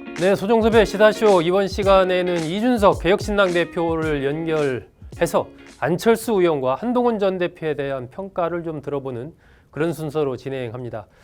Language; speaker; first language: Korean; native; Korean